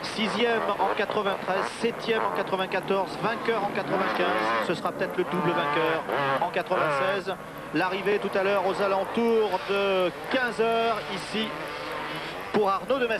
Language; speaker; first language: French; native; French